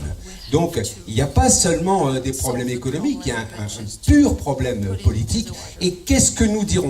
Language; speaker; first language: French; native; French